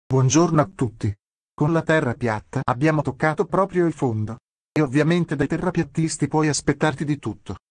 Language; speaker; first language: Italian; native; Italian